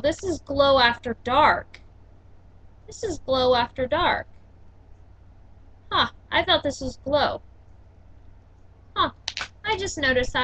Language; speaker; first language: English; native; English